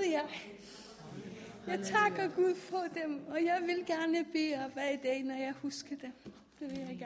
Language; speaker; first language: Danish; non-native, fluent; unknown